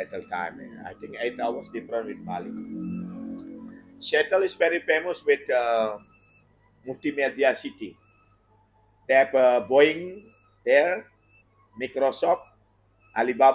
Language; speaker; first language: English; non-native, learner; Indonesian